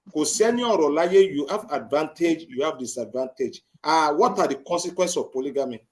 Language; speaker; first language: English; non-native, local second language; Yoruba